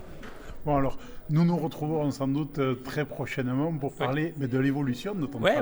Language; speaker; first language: French; native; French